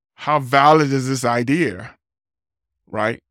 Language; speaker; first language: English; non-native, local second language; Yoruba